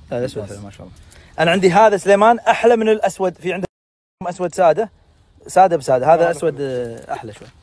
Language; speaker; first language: Arabic; native; Arabic